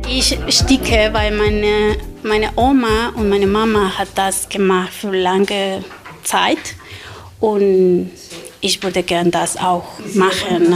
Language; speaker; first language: German; non-native, learner; Spanish